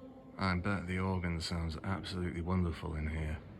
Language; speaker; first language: English; native; English